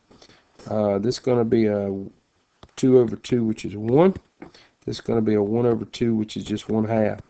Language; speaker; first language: English; native; English